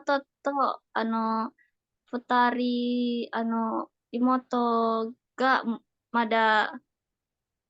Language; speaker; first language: Japanese; non-native, learner; Indonesian